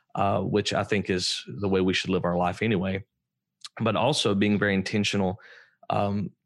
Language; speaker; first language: English; native; English